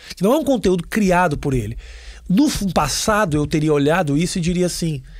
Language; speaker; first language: Portuguese; native; Portuguese